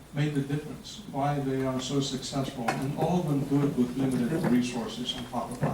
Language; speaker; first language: English; non-native, fluent; Greek